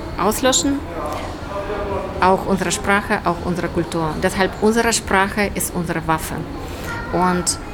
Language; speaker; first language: German; non-native, learner; Ukrainian